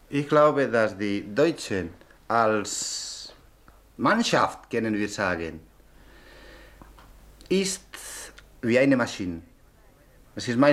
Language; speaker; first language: German; non-native, learner; Spanish